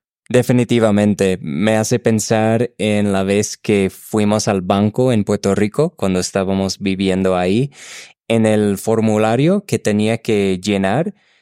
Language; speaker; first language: Spanish; non-native, fluent; English